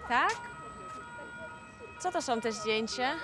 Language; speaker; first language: Polish; non-native, learner; Dutch